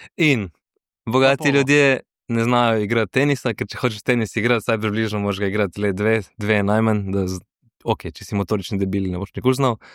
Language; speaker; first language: Slovenian; early bilingual, other home language; Serbian